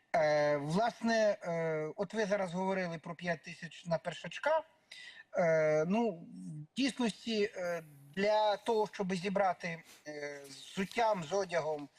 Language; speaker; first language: Ukrainian; native; Ukrainian